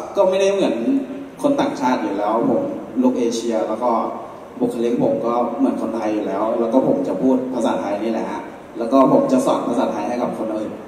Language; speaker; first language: Thai; non-native, local second language; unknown